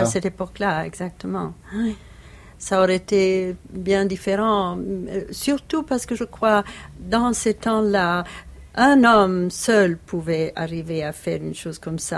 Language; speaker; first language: French; non-native, fluent; Italian